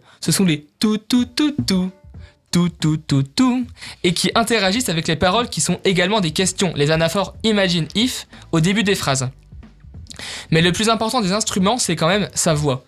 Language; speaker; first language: French; native; French